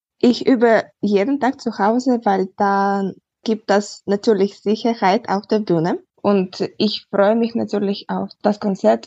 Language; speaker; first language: German; non-native, fluent; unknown